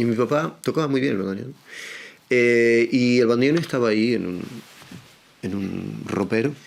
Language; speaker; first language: Spanish; native; Spanish